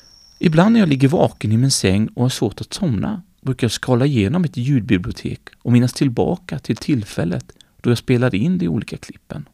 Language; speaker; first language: Swedish; native; Swedish